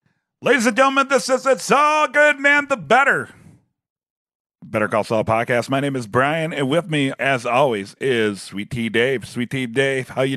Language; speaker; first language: English; native; English